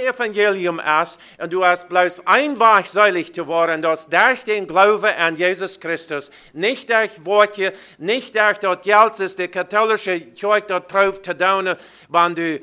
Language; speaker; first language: German; early bilingual, heritage; Plautdietsch